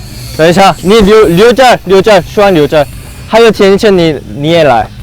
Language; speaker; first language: Chinese; non-native, learner; Korean